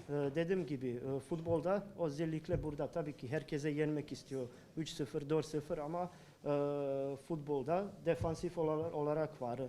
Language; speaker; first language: Turkish; non-native, learner; Bosnian